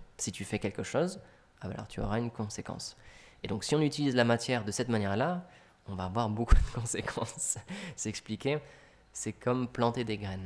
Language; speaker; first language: French; native; French